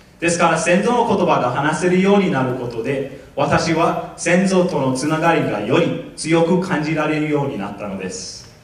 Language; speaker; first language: Japanese; non-native, fluent; English